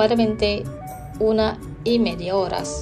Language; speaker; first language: Spanish; non-native, fluent; Indonesian